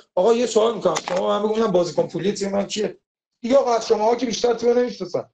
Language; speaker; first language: Persian; native; Persian